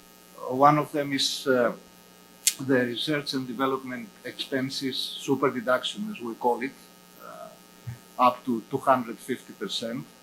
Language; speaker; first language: English; non-native, fluent; Greek